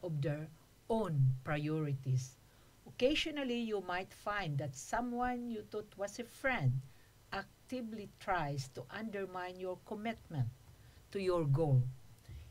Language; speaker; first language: Filipino; non-native, local second language; Waray